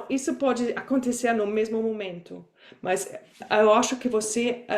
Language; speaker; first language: Portuguese; non-native, fluent; German